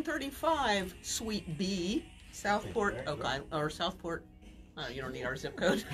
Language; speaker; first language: English; native; English